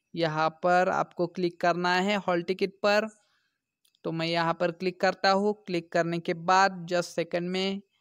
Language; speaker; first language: Hindi; non-native, local second language; Marathi